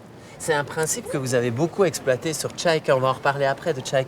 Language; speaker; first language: French; native; French